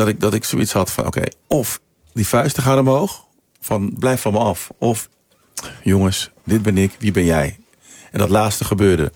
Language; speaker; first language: Dutch; early bilingual, other home language; Sranan Tongo